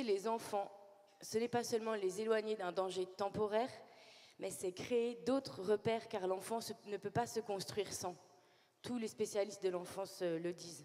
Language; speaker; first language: French; native; French